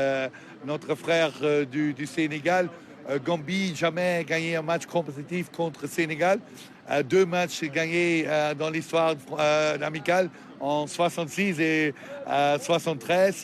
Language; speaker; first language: French; non-native, learner; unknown